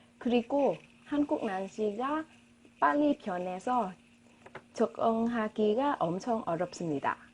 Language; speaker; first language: Korean; non-native, learner; Vietnamese